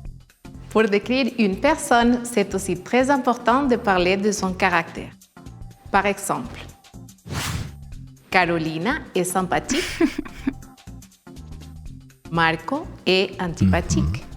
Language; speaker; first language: French; non-native, fluent; Spanish